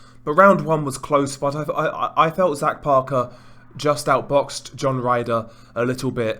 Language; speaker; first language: English; native; English